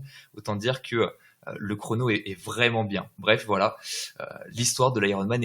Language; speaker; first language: French; native; French